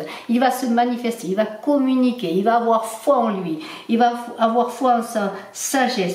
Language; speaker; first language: French; native; French